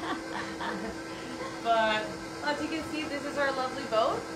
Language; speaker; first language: English; non-native, fluent; Spanish